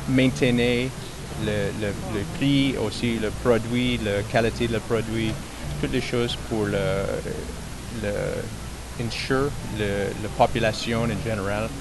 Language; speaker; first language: French; non-native, learner; English